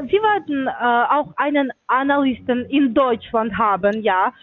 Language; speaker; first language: German; non-native, learner; Russian